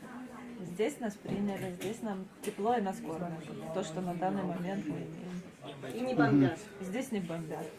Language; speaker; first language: Russian; native; Russian